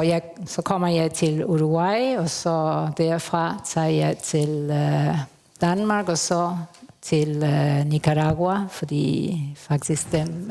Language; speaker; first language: Danish; non-native, fluent; Spanish